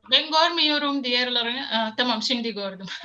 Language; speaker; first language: Turkish; non-native, fluent; Arabic